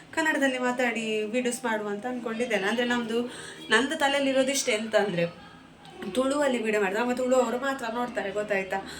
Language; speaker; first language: Kannada; non-native, local second language; Tulu